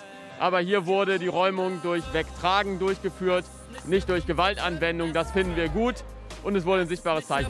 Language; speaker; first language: German; native; German